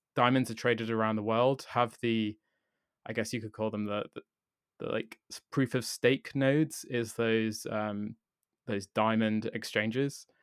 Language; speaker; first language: English; native; English